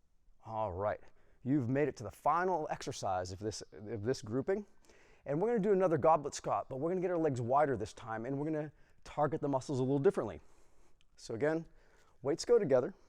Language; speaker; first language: English; native; English